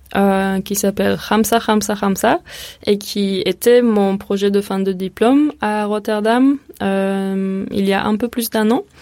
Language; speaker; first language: French; early bilingual, other home language; Hebrew